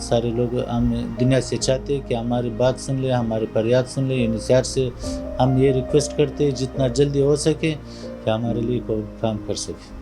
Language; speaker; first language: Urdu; non-native, fluent; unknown